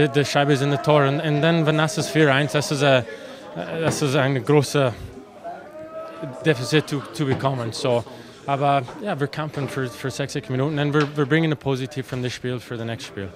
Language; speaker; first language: German; non-native, learner; English